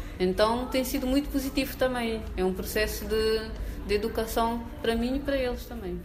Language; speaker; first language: Portuguese; non-native, local second language; Kabuverdianu